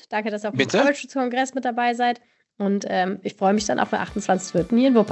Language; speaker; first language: German; native; German